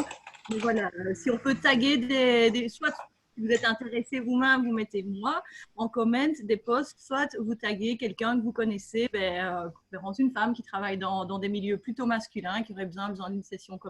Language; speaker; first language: French; native; French